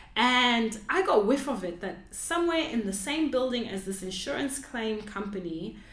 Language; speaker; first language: English; non-native, local second language; Shona